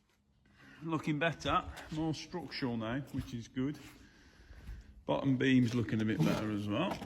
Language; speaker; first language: English; native; English